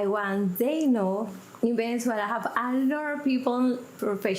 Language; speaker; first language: English; non-native, learner; Spanish